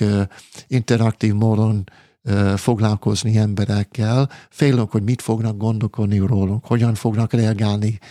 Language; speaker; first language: Hungarian; non-native, fluent; English